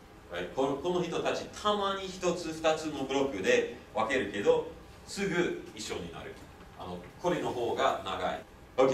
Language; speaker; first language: Japanese; non-native, fluent; English